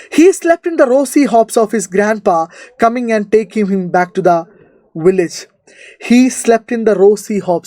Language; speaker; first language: English; non-native, local second language; Malayalam